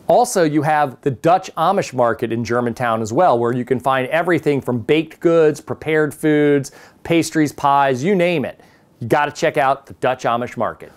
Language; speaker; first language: English; native; English